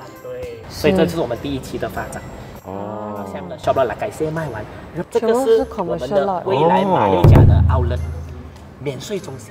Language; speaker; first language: Chinese; native; Chinese